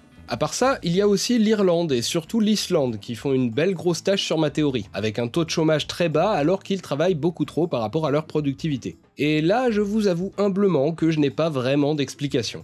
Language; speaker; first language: French; native; French